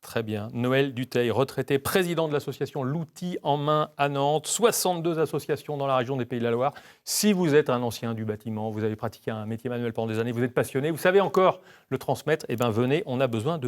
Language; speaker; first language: French; native; French